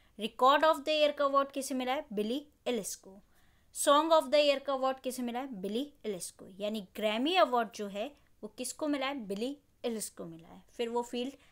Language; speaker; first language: Hindi; native; Hindi